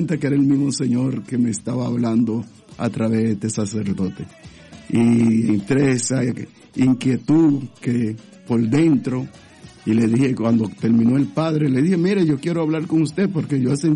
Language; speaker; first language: Spanish; native; Spanish